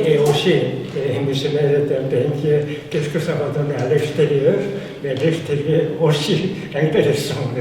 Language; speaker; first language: French; non-native, fluent; Korean